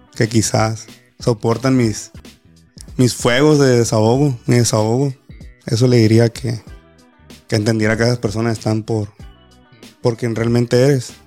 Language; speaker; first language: Spanish; native; Spanish